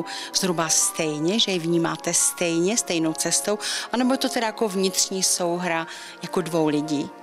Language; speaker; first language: Czech; native; Czech